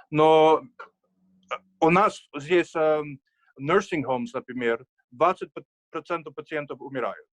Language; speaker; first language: Russian; early bilingual, heritage; Russian